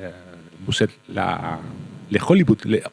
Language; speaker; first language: French; non-native, learner; Spanish